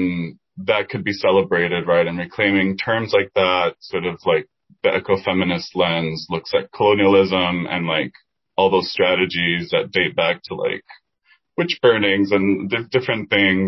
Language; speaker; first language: English; non-native, fluent; Spanish